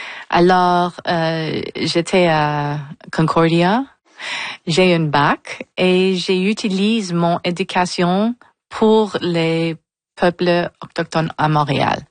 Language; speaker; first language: French; non-native, local second language; English